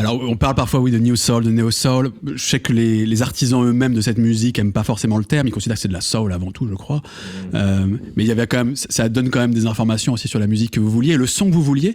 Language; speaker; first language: French; native; French